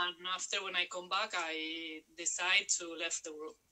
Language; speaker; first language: English; non-native, learner; Spanish